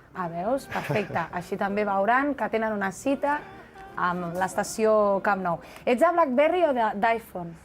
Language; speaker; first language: Catalan; native; Catalan